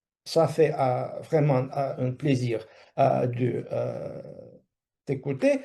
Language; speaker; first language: French; non-native, fluent; Russian